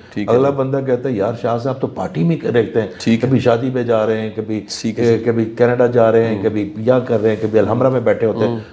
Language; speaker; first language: Urdu; non-native, local second language; Punjabi